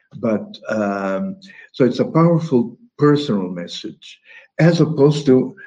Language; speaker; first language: English; non-native, fluent; Italian